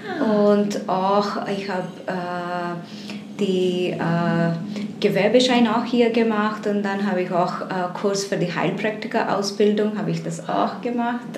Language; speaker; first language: German; non-native, fluent; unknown